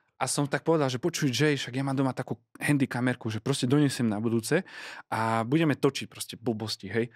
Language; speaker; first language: Slovak; native; Slovak